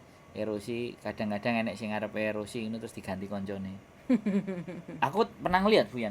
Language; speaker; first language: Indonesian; non-native, local second language; Javanese